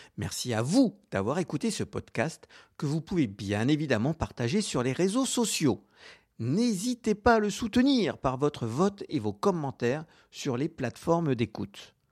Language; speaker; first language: French; native; French